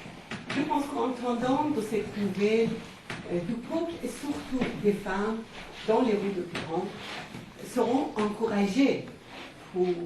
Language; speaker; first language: French; non-native, fluent; Persian